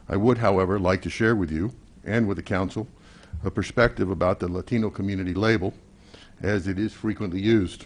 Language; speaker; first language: English; native; English